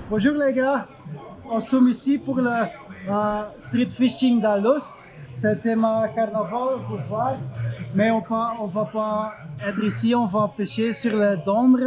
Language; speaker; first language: French; non-native, learner; Dutch